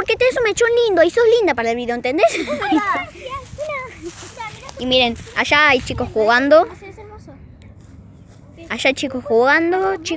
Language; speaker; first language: Spanish; native; Spanish